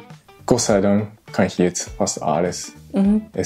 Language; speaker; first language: German; non-native, learner; Japanese